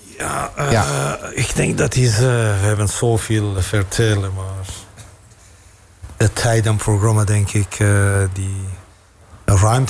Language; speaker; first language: Dutch; non-native, fluent; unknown